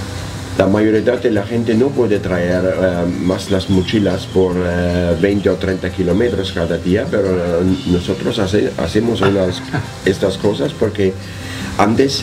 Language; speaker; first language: Spanish; non-native, learner; German